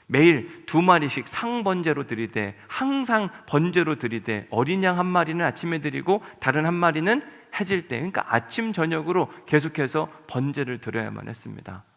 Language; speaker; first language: Korean; native; Korean